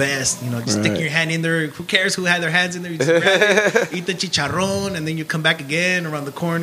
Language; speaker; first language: English; native; English